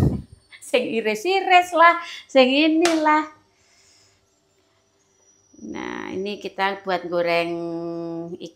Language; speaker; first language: Indonesian; non-native, local second language; Javanese